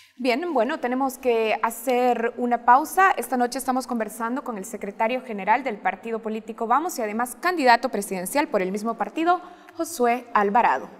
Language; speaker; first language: Spanish; native; Spanish